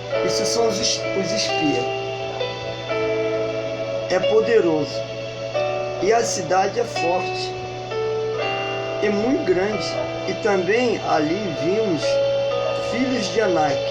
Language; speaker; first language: Portuguese; native; Portuguese